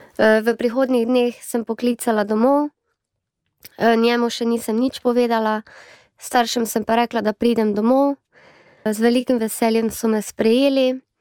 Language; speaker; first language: Slovenian; native; Slovenian